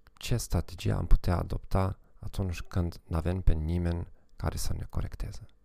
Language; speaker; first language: Romanian; non-native, fluent; German